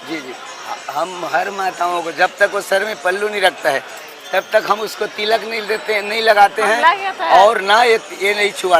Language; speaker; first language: Hindi; native; Hindi